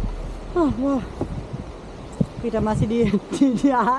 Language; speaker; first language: Indonesian; non-native, learner; English